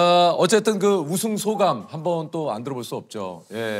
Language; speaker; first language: Korean; native; Korean